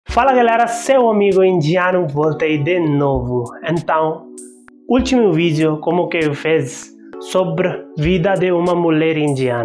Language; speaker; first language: Portuguese; non-native, learner; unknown